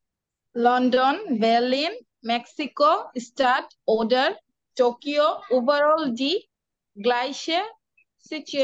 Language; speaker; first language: German; non-native, learner; Bangla